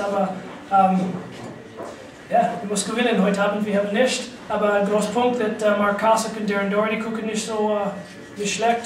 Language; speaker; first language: German; non-native, learner; English